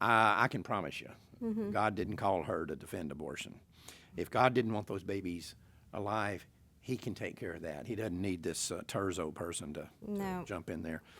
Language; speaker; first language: English; native; English